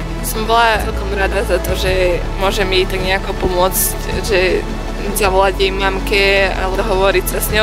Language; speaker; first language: Slovak; native; Slovak